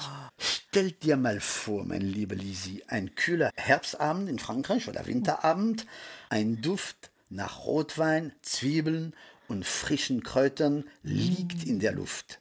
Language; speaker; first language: German; early bilingual, heritage; French